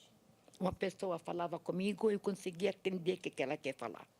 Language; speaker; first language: Portuguese; non-native, learner; Arabic